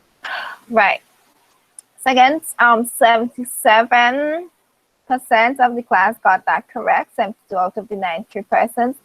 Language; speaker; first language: English; native; English